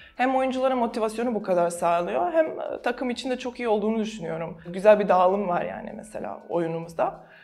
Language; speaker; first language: Turkish; non-native, fluent; Serbian